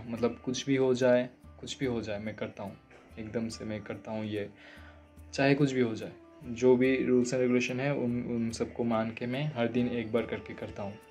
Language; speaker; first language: Hindi; non-native, local second language; Bangla